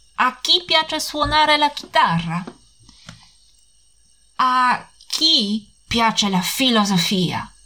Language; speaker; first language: Italian; non-native, fluent; Polish